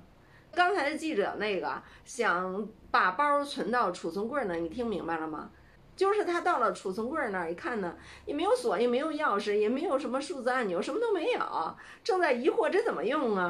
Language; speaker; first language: Chinese; native; Chinese